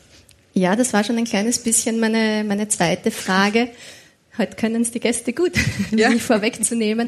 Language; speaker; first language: German; native; German